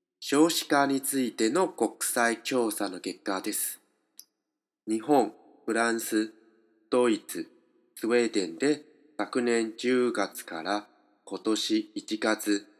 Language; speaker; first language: Japanese; non-native, fluent; Chinese